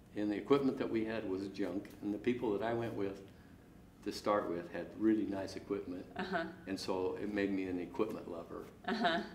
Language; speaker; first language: English; native; English